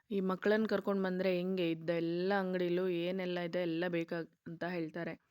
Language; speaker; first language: Kannada; non-native, local second language; Konkani